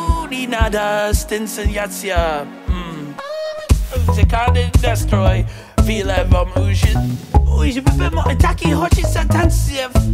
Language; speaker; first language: Russian; non-native, learner; English